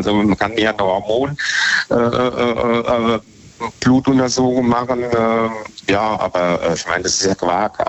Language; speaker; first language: German; native; German